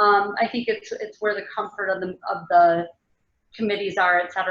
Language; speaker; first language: English; native; English